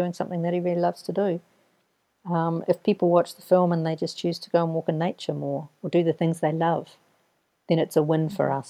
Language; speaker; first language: English; native; English